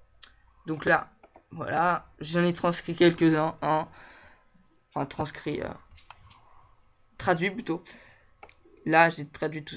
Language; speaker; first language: French; native; French